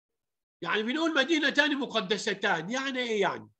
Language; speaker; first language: Arabic; native; Arabic